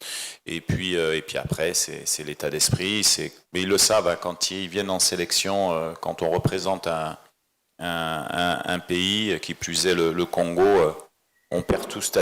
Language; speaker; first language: French; native; French